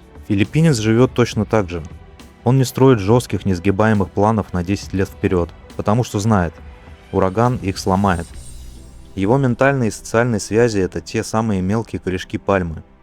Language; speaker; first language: Russian; native; Russian